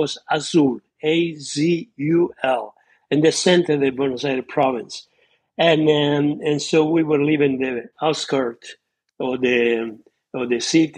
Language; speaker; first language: English; non-native, fluent; Spanish